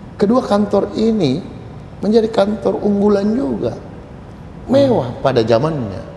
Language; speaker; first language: Indonesian; native; Indonesian